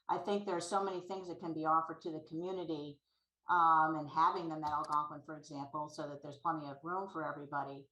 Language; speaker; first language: English; native; English